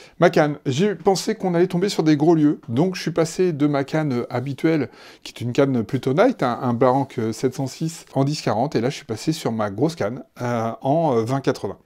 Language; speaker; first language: French; native; French